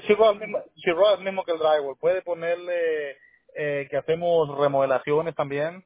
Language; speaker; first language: Spanish; native; Spanish